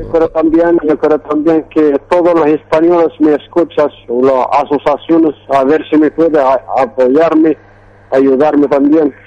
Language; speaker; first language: Spanish; non-native, fluent; Arabic